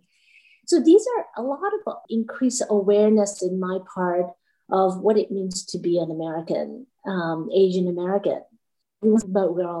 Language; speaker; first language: English; non-native, fluent; Korean